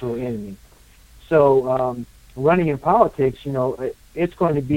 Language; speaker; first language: English; native; English